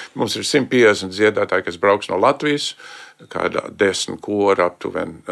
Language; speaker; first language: Latvian; early bilingual, heritage; Latvian